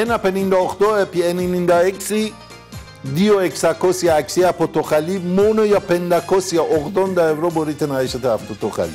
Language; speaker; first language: Greek; non-native, learner; Persian